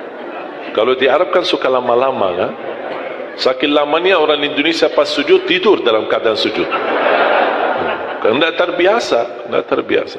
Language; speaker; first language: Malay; non-native, fluent; Arabic